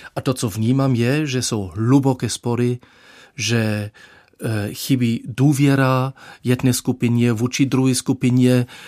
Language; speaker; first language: Czech; non-native, fluent; German